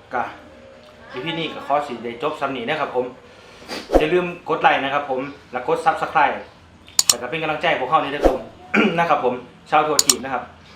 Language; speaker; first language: Thai; non-native, local second language; Northeastern Thai